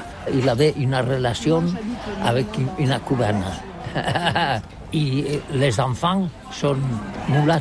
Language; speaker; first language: French; non-native, learner; Catalan